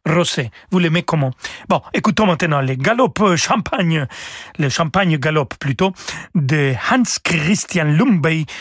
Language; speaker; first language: French; non-native, fluent; Spanish